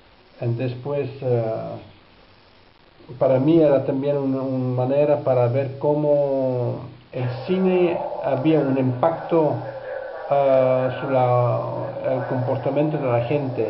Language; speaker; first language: Spanish; non-native, fluent; Dutch